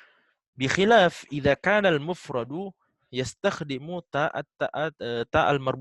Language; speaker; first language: Arabic; non-native, fluent; Indonesian